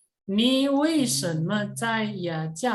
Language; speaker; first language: Chinese; non-native, fluent; Indonesian